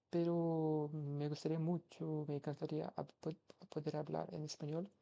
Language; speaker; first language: Spanish; non-native, learner; Portuguese